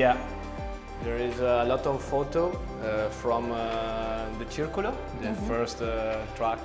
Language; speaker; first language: English; non-native, learner; Italian